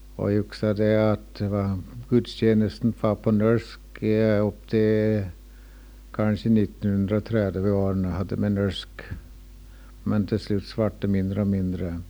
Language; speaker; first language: Norwegian; early bilingual, heritage; Norwegian